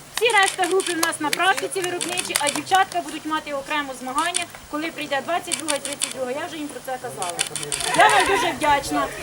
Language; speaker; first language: Ukrainian; native; Ukrainian